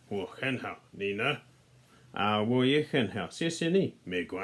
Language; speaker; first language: Chinese; non-native, learner; English